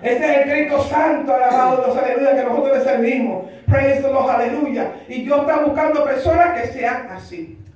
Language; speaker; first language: Spanish; early bilingual, heritage; Spanish